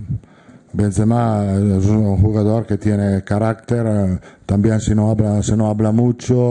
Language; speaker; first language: Spanish; non-native, fluent; Italian